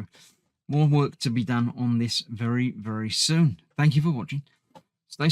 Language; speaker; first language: English; native; English